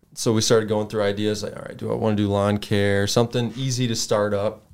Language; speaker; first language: English; native; English